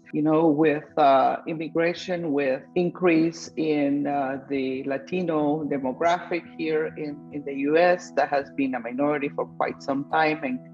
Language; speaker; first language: English; non-native, fluent; Spanish